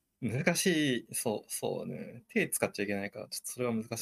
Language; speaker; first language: Japanese; native; Japanese